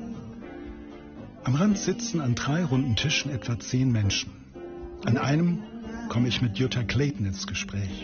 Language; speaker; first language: German; native; German